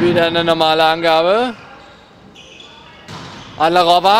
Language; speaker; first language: German; native; German